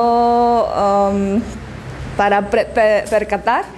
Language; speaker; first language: Spanish; non-native, learner; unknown